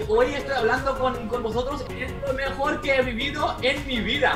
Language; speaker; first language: Spanish; non-native, fluent; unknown